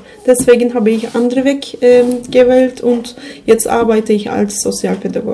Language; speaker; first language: German; non-native, learner; Turkish